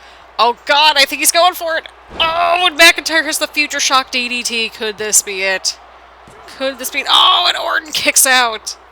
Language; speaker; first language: English; native; English